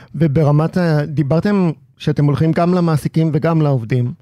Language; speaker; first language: Hebrew; native; Hebrew